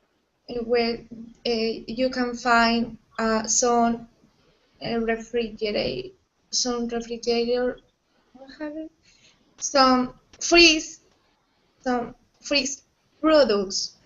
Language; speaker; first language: English; non-native, learner; Portuguese